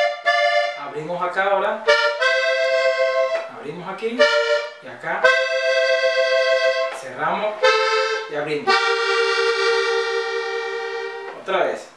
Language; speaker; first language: Spanish; native; Spanish